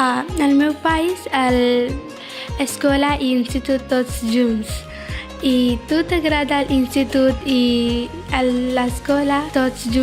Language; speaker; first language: Catalan; non-native, learner; Spanish